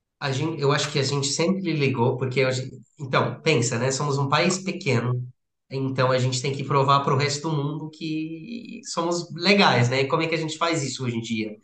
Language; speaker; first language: Portuguese; non-native, fluent; English